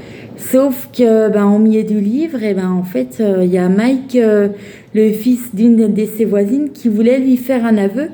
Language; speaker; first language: French; native; French